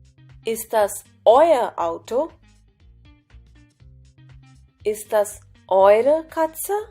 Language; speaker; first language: German; non-native, fluent; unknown